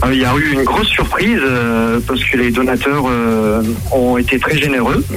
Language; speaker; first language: French; native; French